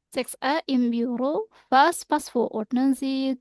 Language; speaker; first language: German; non-native, fluent; Indonesian